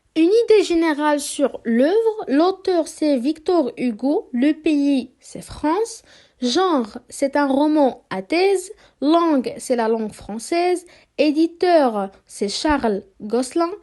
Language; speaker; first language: French; non-native, local second language; Arabic